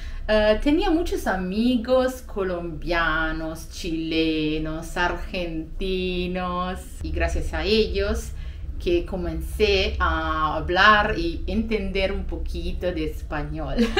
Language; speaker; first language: Spanish; non-native, learner; Italian